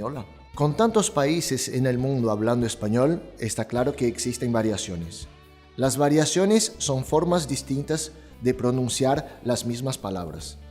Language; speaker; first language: Spanish; non-native, fluent; Portuguese